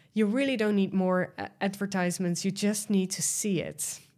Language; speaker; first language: English; non-native, fluent; Dutch